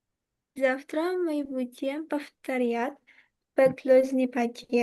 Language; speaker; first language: Russian; non-native, learner; Indonesian